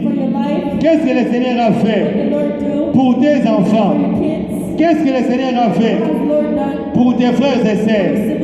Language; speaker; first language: French; non-native, local second language; Lingala